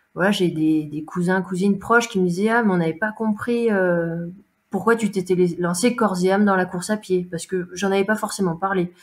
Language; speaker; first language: French; native; French